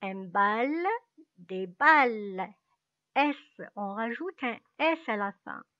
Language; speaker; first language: French; non-native, local second language; Arabic